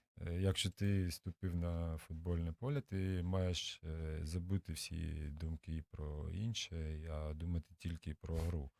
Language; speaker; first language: Ukrainian; non-native, local second language; Russian